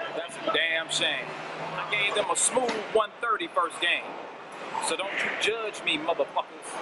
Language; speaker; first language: English; native; English